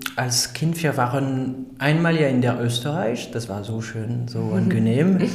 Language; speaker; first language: German; non-native, fluent; French